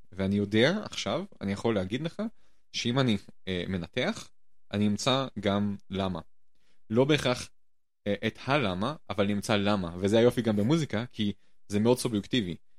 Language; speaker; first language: Hebrew; native; Hebrew